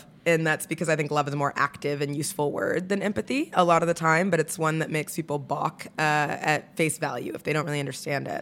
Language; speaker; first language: English; native; English